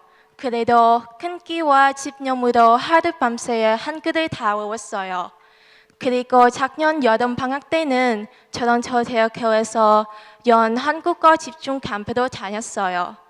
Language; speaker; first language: Korean; non-native, learner; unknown